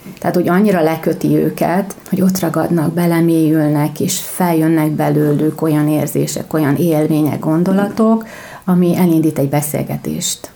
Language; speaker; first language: Hungarian; native; Hungarian